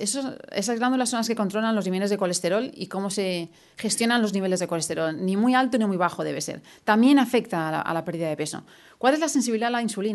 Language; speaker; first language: Spanish; native; Spanish